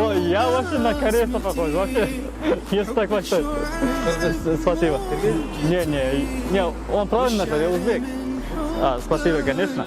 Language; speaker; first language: Russian; non-native, fluent; Uzbek